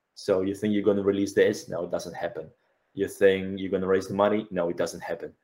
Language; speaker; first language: English; non-native, fluent; Russian